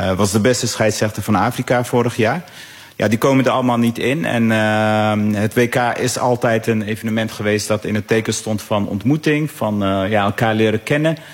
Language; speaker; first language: Dutch; early bilingual, other home language; Arabic